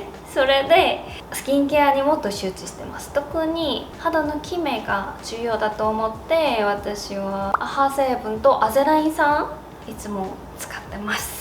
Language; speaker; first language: Japanese; non-native, learner; Korean